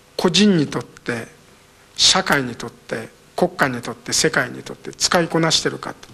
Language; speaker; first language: Japanese; native; Japanese